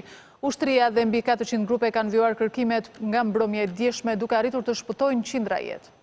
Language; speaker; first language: Albanian; native; Albanian